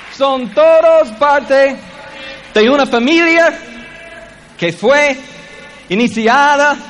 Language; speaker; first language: Spanish; non-native, learner; English